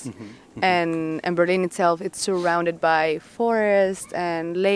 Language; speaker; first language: English; non-native, fluent; Spanish